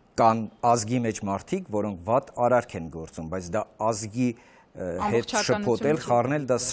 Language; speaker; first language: Armenian; native; Armenian